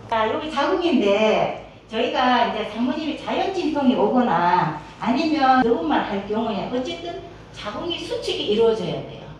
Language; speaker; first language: Korean; native; Korean